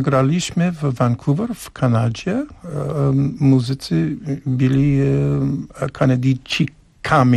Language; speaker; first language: Polish; non-native, learner; English